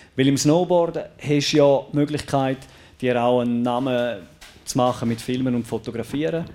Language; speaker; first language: German; native; German